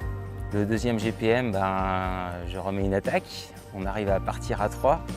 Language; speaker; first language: French; native; French